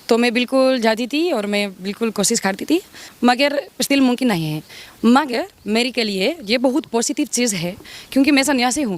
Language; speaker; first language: Hindi; non-native, learner; Spanish